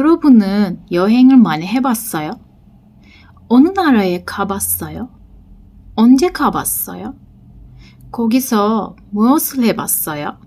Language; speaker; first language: Korean; non-native, fluent; Turkish